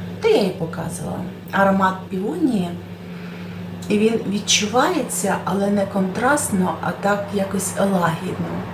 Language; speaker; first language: Ukrainian; native; Ukrainian